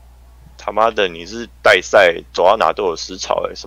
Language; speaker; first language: Chinese; native; Chinese